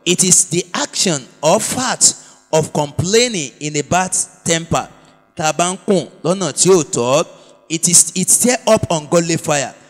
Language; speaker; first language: English; non-native, local second language; Yoruba